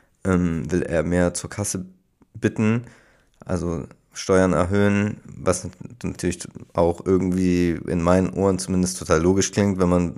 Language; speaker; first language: German; native; German